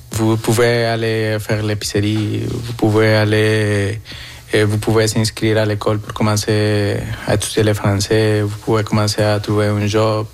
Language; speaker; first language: French; non-native, fluent; Spanish